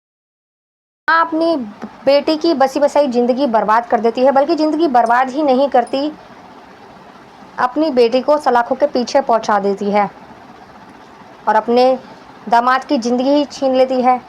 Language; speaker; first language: Hindi; native; Hindi